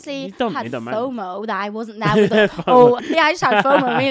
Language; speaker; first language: English; native; English